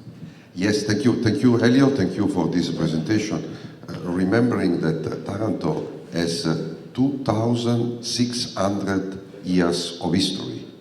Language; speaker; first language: English; non-native, fluent; Italian